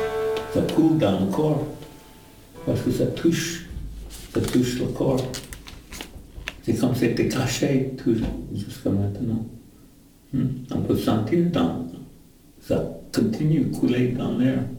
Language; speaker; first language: French; non-native, fluent; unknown